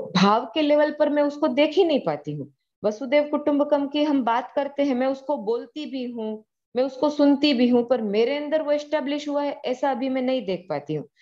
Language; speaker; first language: Hindi; non-native, local second language; Gujarati